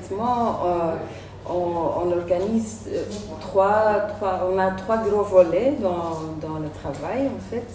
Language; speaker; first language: French; native; French